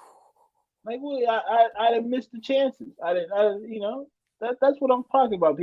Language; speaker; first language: English; native; English